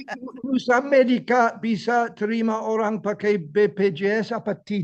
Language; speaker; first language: Indonesian; non-native, fluent; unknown